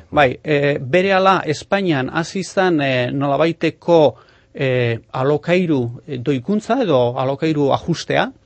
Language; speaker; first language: Basque; non-native, local second language; Spanish